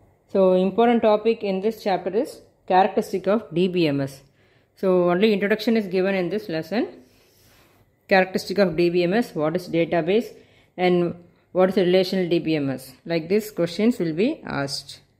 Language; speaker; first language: English; non-native, local second language; Tamil